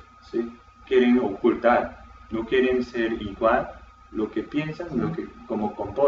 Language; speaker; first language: Spanish; non-native, fluent; Korean